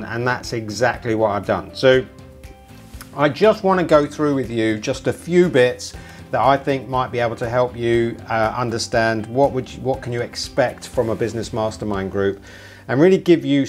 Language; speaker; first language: English; native; English